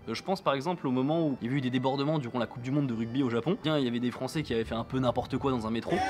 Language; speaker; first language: French; native; French